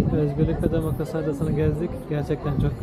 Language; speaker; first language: Turkish; native; Turkish